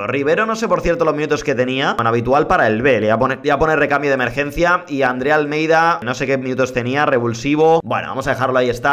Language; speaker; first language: Spanish; native; Spanish